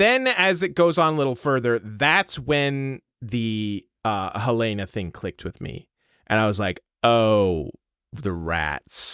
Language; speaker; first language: English; native; English